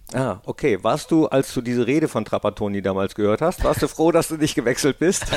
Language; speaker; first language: German; native; German